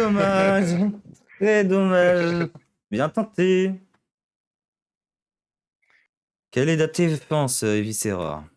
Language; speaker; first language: French; native; French